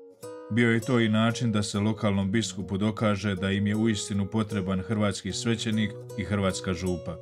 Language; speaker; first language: Croatian; native; Croatian